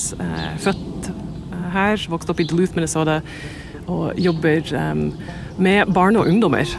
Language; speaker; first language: Norwegian; non-native, fluent; English